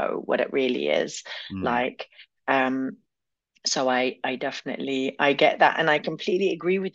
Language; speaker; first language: English; early bilingual, other home language; Arabic